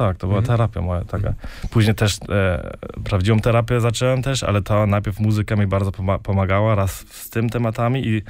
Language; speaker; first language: Polish; early bilingual, heritage; German